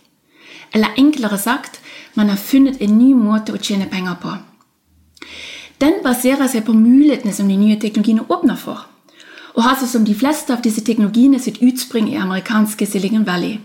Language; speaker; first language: Norwegian; non-native, fluent; German